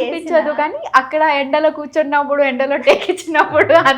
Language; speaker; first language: Telugu; non-native, fluent; Odia